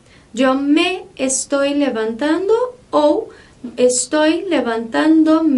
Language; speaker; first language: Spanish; non-native, fluent; Portuguese